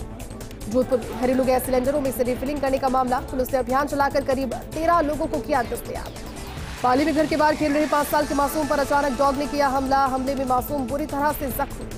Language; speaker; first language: Hindi; native; Hindi